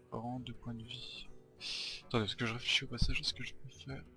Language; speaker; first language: French; native; French